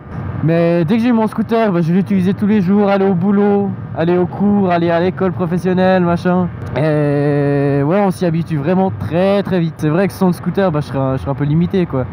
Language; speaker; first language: French; native; French